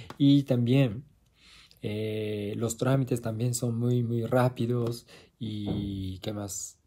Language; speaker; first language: Spanish; non-native, fluent; Japanese